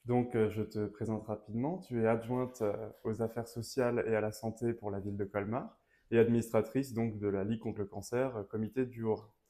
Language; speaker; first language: French; native; French